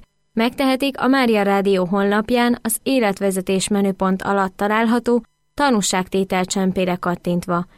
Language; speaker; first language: Hungarian; native; Hungarian